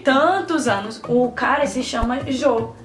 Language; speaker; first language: Portuguese; early bilingual, heritage; Portuguese